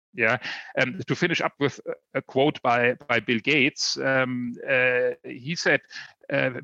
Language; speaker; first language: English; non-native, fluent; German